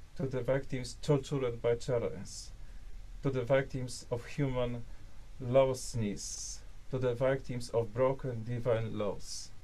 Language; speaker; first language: English; non-native, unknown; Polish